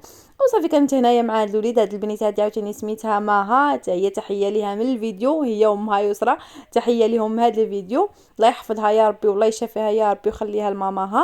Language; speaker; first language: Arabic; native; Arabic